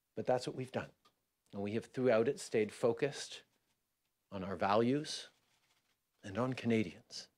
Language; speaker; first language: English; native; English